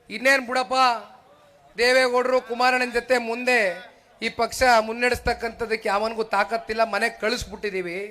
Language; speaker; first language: Kannada; native; Kannada